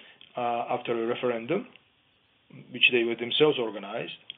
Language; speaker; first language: English; non-native, fluent; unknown